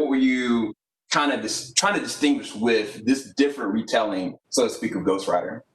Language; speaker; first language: English; native; English